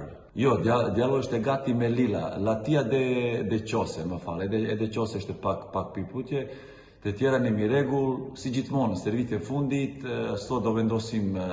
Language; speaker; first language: Albanian; non-native, learner; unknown